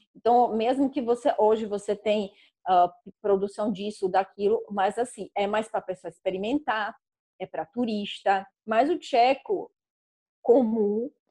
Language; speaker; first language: Portuguese; non-native, fluent; Czech